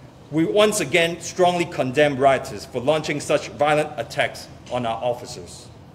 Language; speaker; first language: English; non-native, local second language; Cantonese